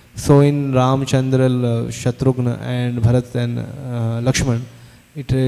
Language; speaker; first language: English; non-native, local second language; Hindi